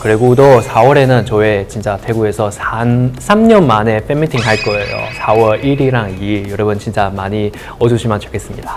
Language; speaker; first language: Korean; non-native, fluent; Chinese